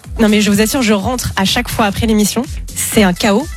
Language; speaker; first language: French; native; French